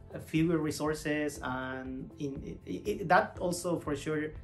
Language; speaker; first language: English; non-native, fluent; Spanish